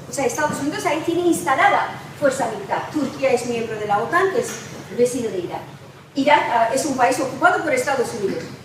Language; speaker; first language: Spanish; non-native, fluent; Persian